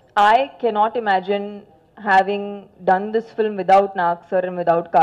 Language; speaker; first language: Telugu; non-native, local second language; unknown